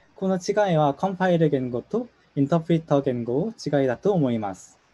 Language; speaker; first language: Japanese; non-native, learner; Korean